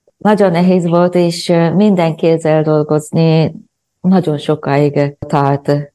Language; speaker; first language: Hungarian; non-native, learner; Japanese